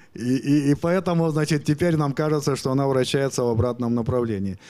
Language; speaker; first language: Russian; native; Russian